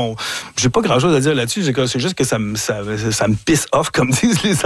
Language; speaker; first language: French; native; French